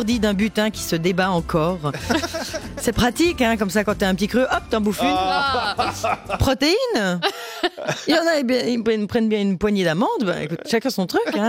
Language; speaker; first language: French; native; French